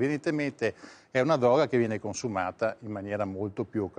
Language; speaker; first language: Italian; native; Italian